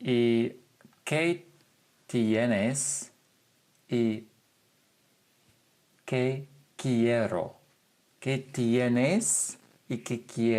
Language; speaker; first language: Spanish; non-native, fluent; English